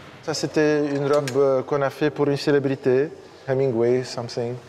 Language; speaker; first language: French; non-native, local second language; Arabic